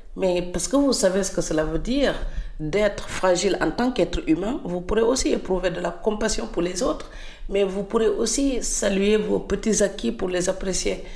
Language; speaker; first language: French; non-native, local second language; Serer